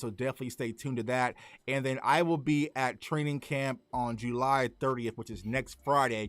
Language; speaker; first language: English; native; English